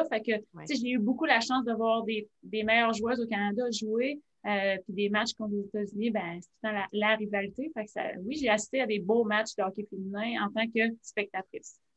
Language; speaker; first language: French; native; French